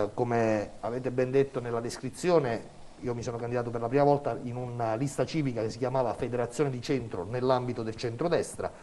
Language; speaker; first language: Italian; native; Italian